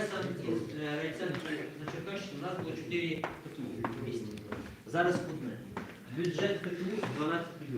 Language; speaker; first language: Ukrainian; native; Ukrainian